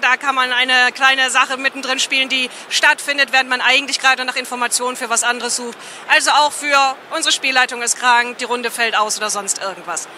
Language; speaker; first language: German; native; German